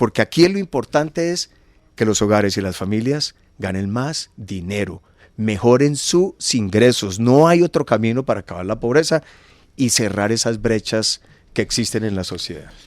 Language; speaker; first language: Spanish; native; Spanish